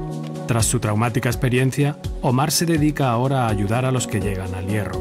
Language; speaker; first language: Spanish; native; Spanish